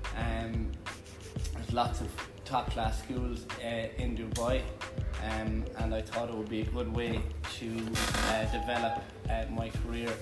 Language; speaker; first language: English; native; English